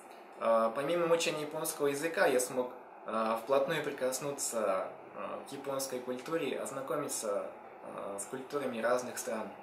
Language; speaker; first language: Russian; native; Russian